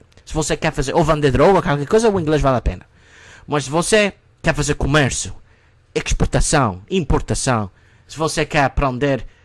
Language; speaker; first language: Portuguese; non-native, learner; English